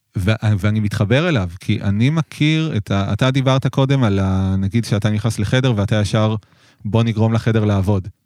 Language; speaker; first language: Hebrew; native; Hebrew